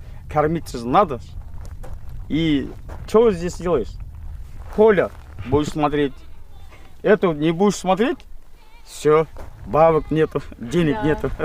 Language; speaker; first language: Russian; non-native, local second language; Kazakh